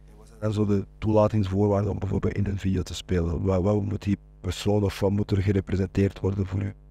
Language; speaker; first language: Dutch; non-native, local second language; French